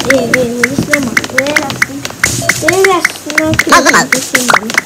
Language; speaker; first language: Norwegian; non-native, learner; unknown